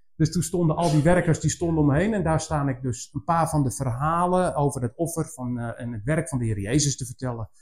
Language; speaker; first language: Dutch; native; Dutch